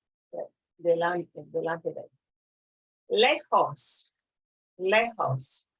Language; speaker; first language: Spanish; non-native, fluent; English